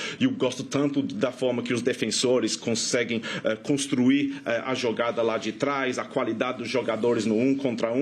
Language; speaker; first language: Portuguese; non-native, fluent; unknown